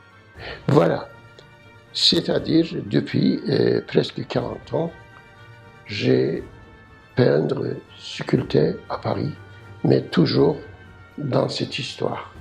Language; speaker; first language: French; non-native, learner; Turkish